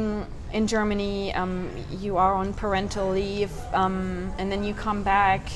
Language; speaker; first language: English; non-native, fluent; German